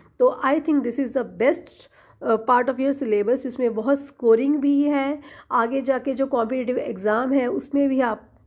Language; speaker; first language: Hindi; non-native, local second language; Punjabi